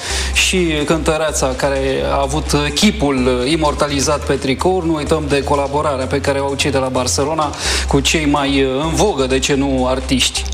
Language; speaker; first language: Romanian; native; Romanian